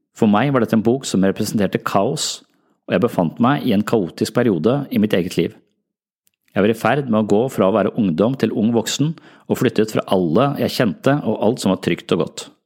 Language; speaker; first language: Norwegian; native; Norwegian